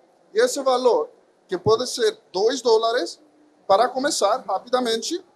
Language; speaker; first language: Portuguese; non-native, fluent; Spanish